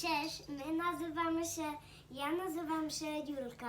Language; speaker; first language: Polish; early bilingual, heritage; Polish